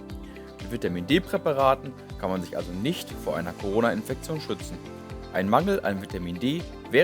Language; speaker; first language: German; native; German